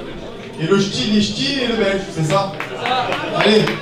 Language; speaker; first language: French; native; French